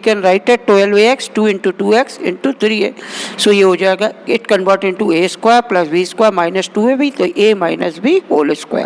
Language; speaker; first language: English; non-native, local second language; Hindi